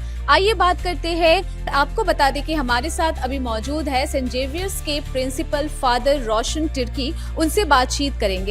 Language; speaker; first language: Hindi; native; Hindi